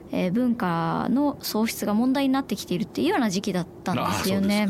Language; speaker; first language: Japanese; native; Japanese